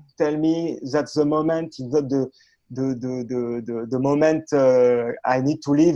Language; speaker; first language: English; non-native, learner; French